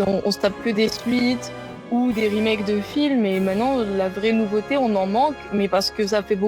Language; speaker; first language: French; native; French